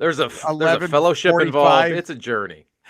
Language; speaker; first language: English; native; English